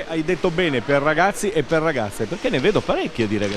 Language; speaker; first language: Italian; native; Italian